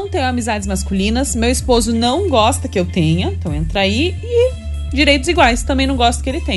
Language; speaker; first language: Portuguese; native; Portuguese